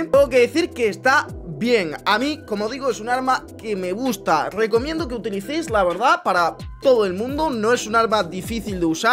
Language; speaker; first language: Spanish; native; Spanish